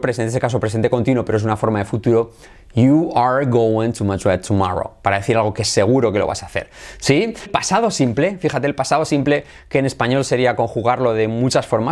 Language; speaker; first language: Spanish; native; Spanish